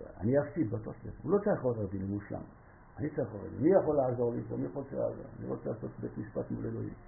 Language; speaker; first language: Hebrew; non-native, fluent; French